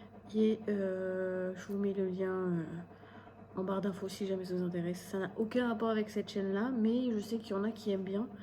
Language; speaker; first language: French; native; French